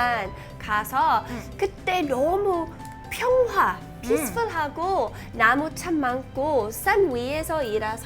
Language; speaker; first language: Korean; non-native, learner; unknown